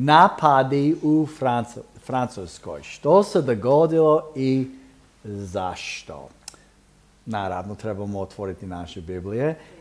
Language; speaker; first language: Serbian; early bilingual, heritage; Serbian